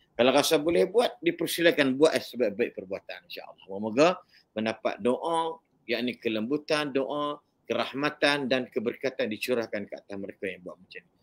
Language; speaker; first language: Malay; native; Malay